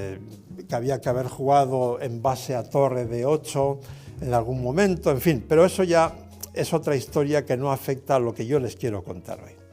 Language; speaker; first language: Spanish; native; Spanish